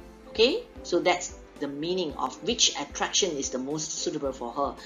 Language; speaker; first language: English; non-native, local second language; Chinese